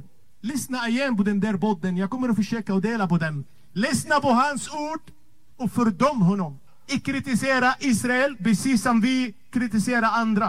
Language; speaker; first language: Swedish; non-native, fluent; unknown